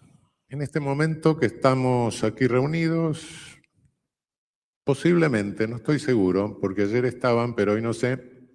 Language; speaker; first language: Spanish; native; Spanish